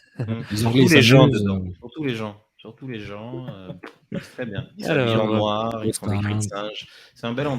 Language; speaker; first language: French; native; French